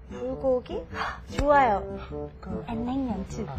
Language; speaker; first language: Korean; non-native, fluent; English